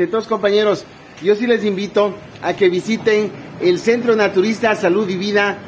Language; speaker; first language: Spanish; native; Spanish